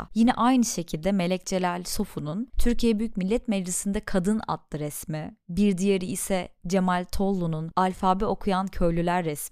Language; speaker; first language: Turkish; native; Turkish